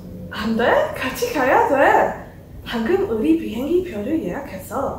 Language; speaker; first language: Korean; non-native, learner; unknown